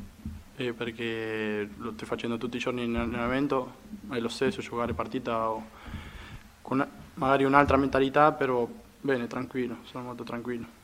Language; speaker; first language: Italian; non-native, fluent; Spanish